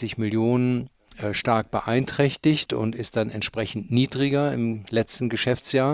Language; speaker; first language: German; native; German